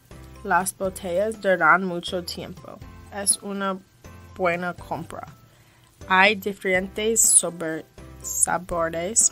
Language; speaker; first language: Spanish; non-native, learner; English